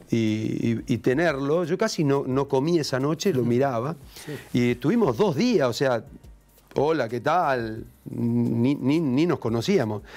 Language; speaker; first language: Spanish; native; Spanish